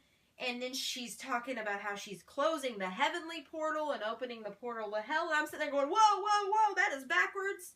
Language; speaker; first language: English; native; English